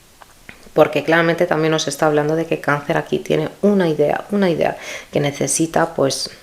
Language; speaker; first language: Spanish; native; Spanish